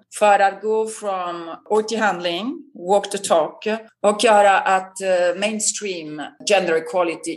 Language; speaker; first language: Swedish; non-native, fluent; Italian